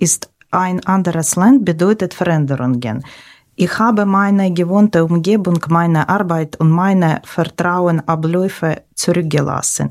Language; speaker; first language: German; non-native, learner; Ukrainian